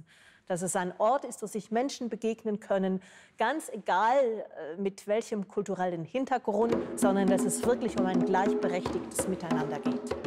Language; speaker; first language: German; native; German